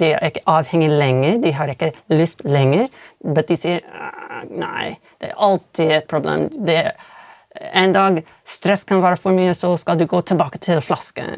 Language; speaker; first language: Swedish; non-native, fluent; English